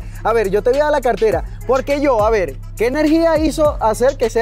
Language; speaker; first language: Spanish; native; Spanish